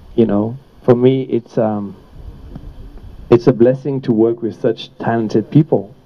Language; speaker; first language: English; non-native, fluent; French